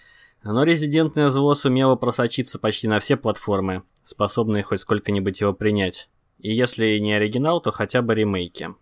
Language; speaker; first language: Russian; native; Russian